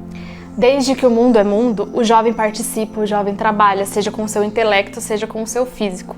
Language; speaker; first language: Portuguese; native; Portuguese